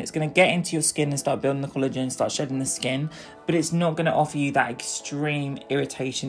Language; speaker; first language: English; native; English